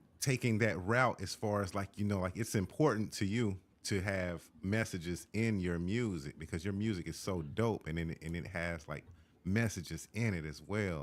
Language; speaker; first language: English; native; English